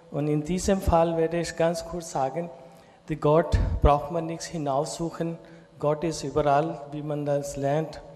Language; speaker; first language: German; non-native, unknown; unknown